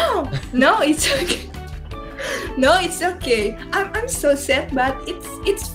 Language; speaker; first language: English; non-native, learner; Indonesian